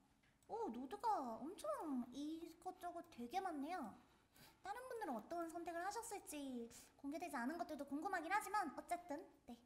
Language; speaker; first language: Korean; native; Korean